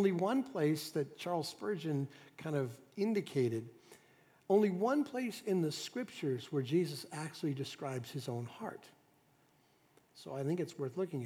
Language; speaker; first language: English; native; English